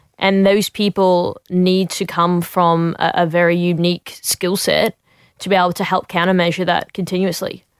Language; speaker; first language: English; native; English